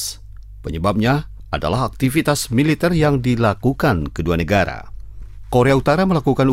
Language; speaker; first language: Indonesian; native; Indonesian